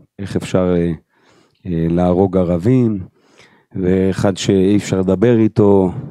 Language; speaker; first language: Hebrew; native; Hebrew